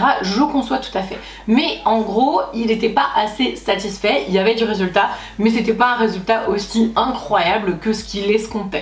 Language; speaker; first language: French; native; French